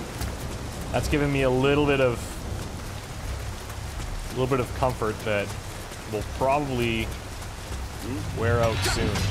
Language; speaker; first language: English; native; English